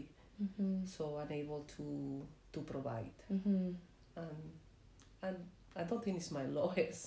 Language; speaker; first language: English; non-native, fluent; Spanish